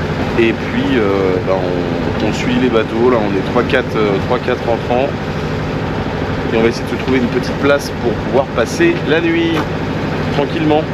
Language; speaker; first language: French; native; French